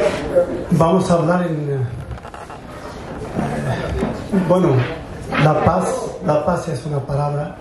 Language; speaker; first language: Spanish; non-native, learner; French